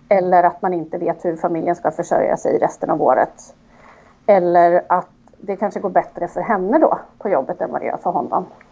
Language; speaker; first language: Swedish; native; Swedish